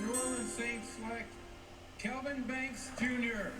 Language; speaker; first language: English; native; English